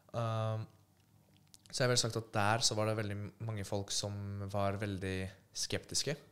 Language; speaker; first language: Norwegian; early bilingual, other home language; Polish